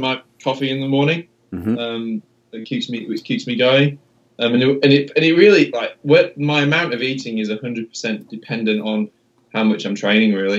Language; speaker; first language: English; native; English